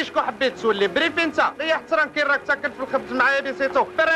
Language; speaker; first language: Arabic; native; Arabic